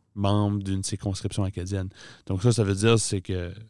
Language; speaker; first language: French; native; French